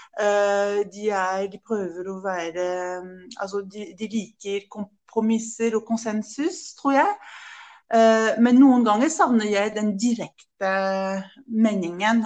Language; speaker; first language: Norwegian; non-native, fluent; French